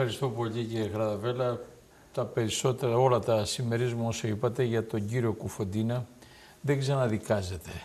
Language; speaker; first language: Greek; native; Greek